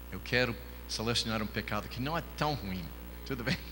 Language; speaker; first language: Portuguese; non-native, fluent; English